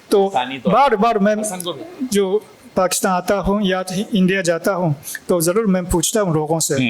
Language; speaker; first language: Hindi; non-native, fluent; Japanese